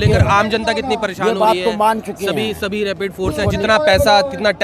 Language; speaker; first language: Hindi; native; Hindi